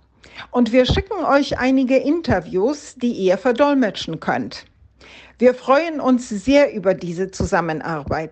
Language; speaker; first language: German; non-native, fluent; Polish